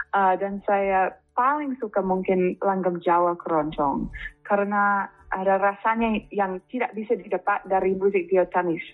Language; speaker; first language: Indonesian; non-native, fluent; English